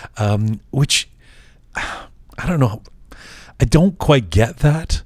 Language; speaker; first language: English; native; English